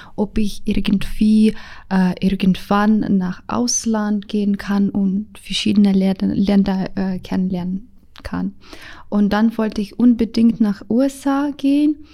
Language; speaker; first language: German; non-native, fluent; Russian